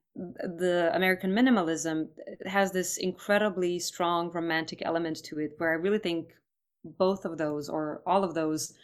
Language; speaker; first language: English; non-native, fluent; Serbian